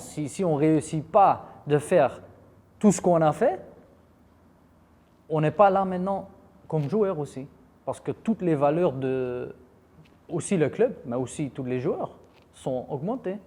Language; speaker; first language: French; non-native, fluent; Dutch